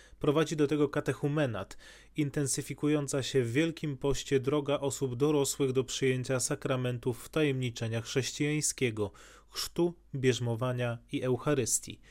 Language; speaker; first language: Polish; native; Polish